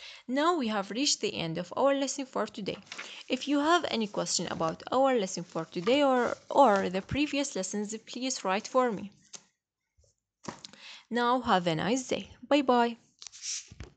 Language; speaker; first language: English; non-native, fluent; Arabic